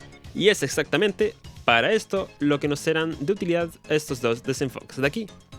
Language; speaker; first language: Spanish; native; Spanish